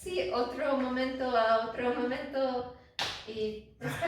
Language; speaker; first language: Spanish; non-native, learner; English